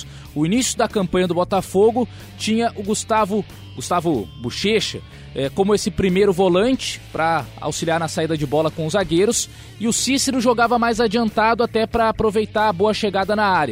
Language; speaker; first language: Portuguese; native; Portuguese